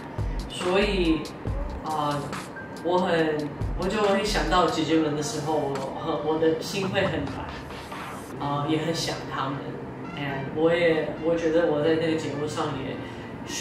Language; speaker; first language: Chinese; non-native, fluent; English